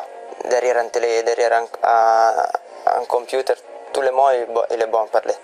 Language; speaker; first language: French; non-native, fluent; Italian